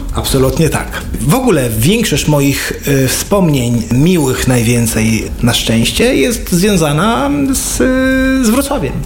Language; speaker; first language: Polish; non-native, fluent; Arabic